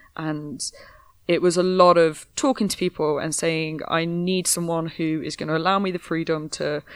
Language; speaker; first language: English; native; English